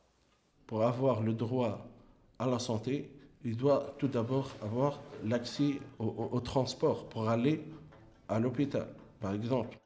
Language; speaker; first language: French; non-native, local second language; Arabic